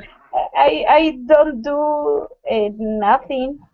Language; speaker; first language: English; non-native, learner; Spanish